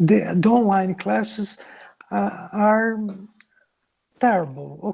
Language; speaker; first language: English; non-native, learner; Portuguese